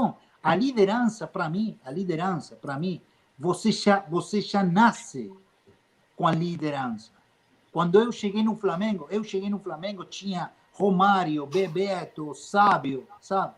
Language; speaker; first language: Portuguese; non-native, fluent; Spanish